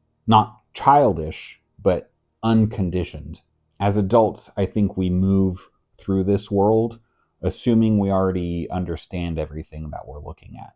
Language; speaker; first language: English; native; English